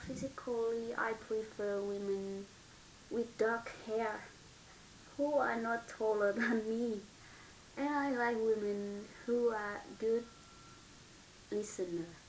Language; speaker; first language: English; non-native, learner; Vietnamese